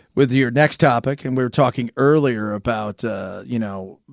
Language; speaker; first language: English; early bilingual, other home language; Spanish